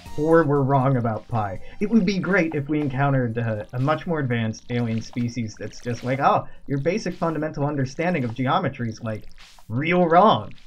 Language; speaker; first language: English; native; English